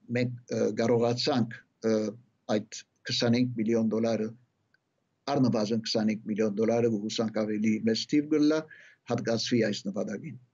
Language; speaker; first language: Armenian; early bilingual, heritage; Armenian